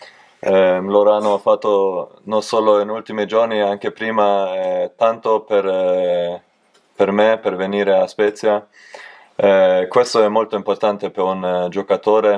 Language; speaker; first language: Italian; non-native, learner; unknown